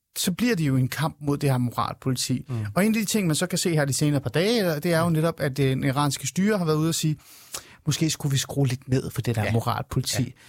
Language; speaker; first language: Danish; early bilingual, other home language; Persian